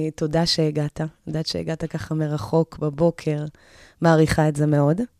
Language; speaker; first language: Hebrew; early bilingual, other home language; Amharic